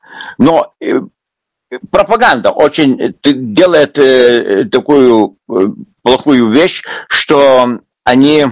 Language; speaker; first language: Russian; non-native, local second language; Lithuanian